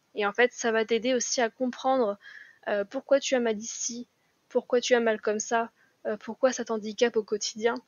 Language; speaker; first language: French; native; French